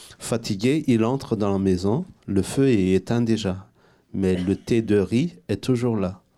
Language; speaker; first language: French; non-native, local second language; Malagasy